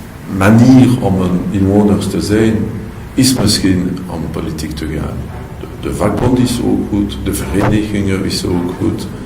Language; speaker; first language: Dutch; non-native, local second language; French